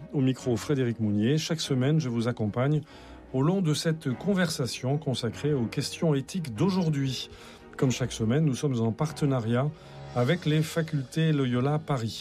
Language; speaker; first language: French; native; French